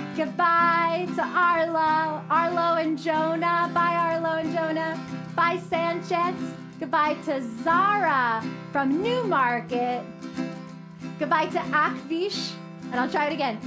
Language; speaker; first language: English; native; English